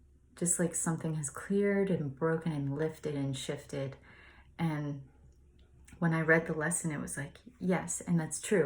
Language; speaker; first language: English; native; English